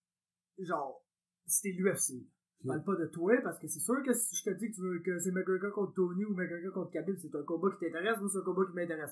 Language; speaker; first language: French; native; French